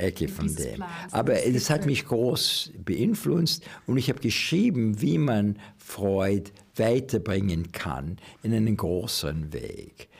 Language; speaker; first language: German; non-native, learner; English